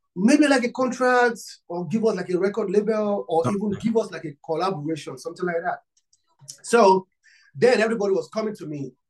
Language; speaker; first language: English; non-native, local second language; Yoruba